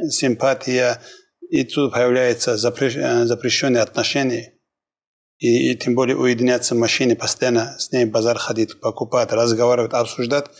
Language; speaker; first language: Russian; non-native, local second language; Kumyk